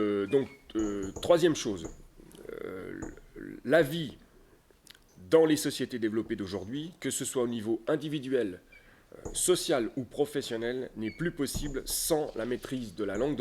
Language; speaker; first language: French; native; French